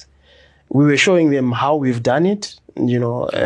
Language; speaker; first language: English; non-native, local second language; Shona